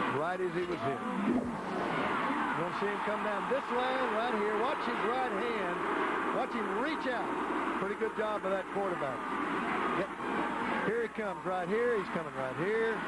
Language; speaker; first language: English; native; English